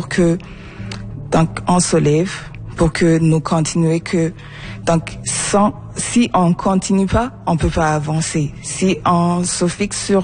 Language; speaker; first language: French; non-native, local second language; Rundi